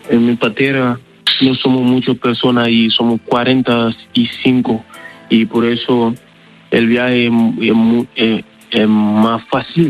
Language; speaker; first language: Spanish; non-native, learner; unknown